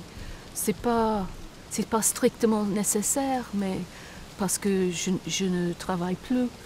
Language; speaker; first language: French; non-native, fluent; English